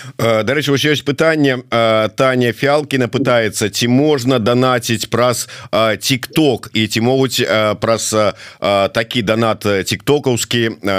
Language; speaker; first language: Belarusian; native; Belarusian